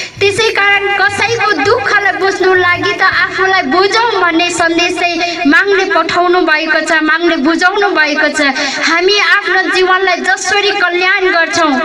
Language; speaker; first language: Nepali; non-native, local second language; Limbu